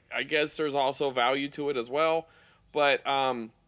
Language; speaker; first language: English; native; English